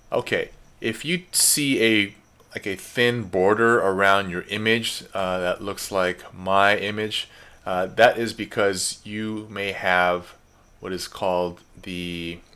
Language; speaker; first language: English; native; English